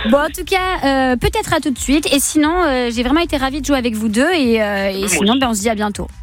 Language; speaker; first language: French; native; French